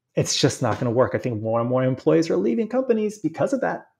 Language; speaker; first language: English; native; English